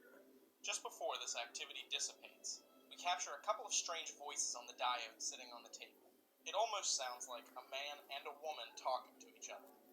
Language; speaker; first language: English; native; English